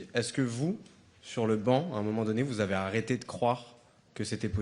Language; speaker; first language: French; native; French